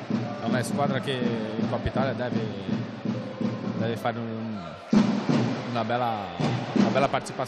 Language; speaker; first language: Italian; non-native, fluent; Portuguese